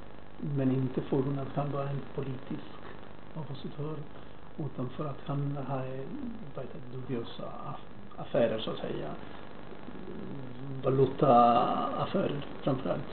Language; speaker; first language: Swedish; non-native, fluent; Spanish